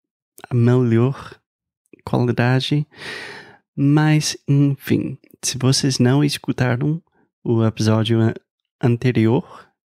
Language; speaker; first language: Portuguese; non-native, fluent; English